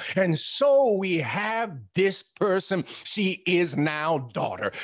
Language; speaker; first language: English; native; English